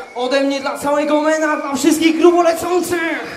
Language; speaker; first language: Polish; native; Polish